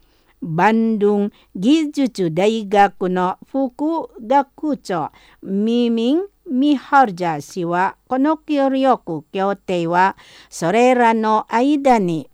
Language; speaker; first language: Japanese; non-native, fluent; Indonesian